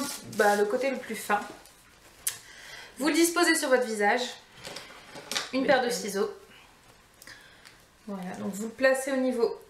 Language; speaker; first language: French; native; French